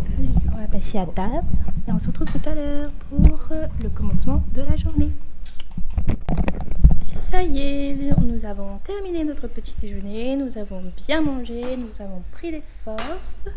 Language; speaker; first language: French; native; French